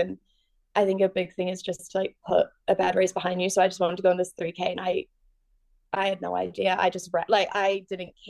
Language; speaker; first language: English; native; English